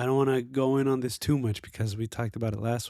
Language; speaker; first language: English; native; English